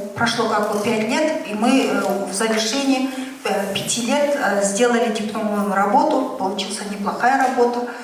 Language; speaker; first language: Russian; non-native, local second language; Kazakh